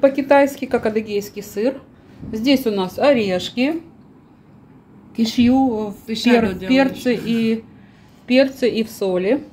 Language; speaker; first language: Russian; native; Russian